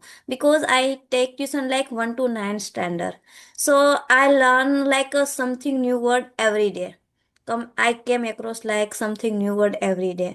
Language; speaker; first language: English; non-native, learner; Gujarati